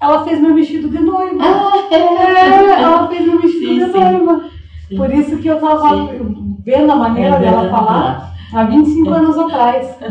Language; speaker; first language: Portuguese; native; Portuguese